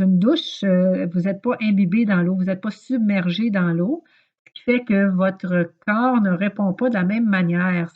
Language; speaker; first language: French; native; French